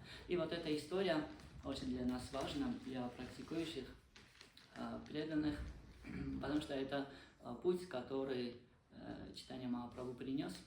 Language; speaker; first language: Russian; non-native, fluent; Armenian